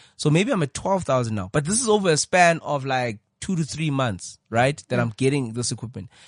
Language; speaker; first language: English; non-native, local second language; Xhosa